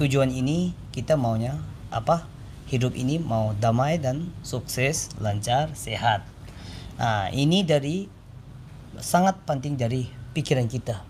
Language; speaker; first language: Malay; non-native, learner; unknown